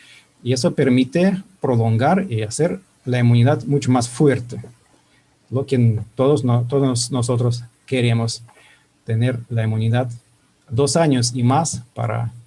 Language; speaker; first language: Spanish; non-native, fluent; Russian